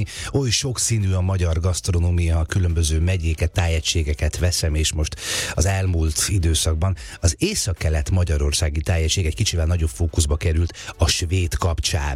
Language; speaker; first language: Hungarian; native; Hungarian